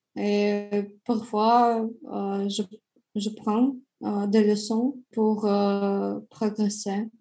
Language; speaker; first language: French; non-native, learner; Russian